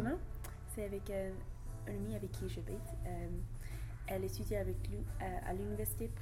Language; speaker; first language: French; non-native, learner; English